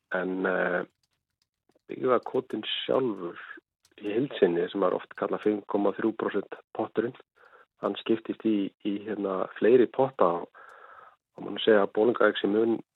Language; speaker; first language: Icelandic; native; Icelandic